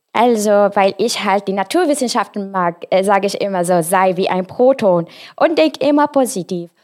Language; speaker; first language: German; non-native, fluent; Arabic